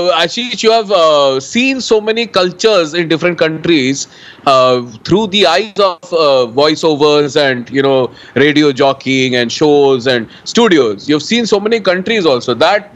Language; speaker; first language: English; non-native, local second language; Bangla